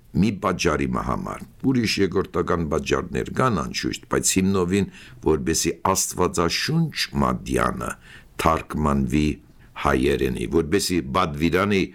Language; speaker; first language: Armenian; early bilingual, heritage; Armenian